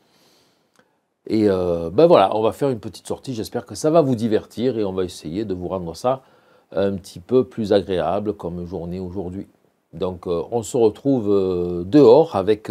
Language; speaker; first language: French; native; French